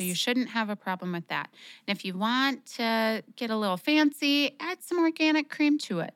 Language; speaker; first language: English; native; English